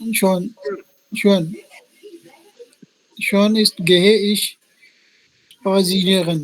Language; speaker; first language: German; non-native, learner; Urdu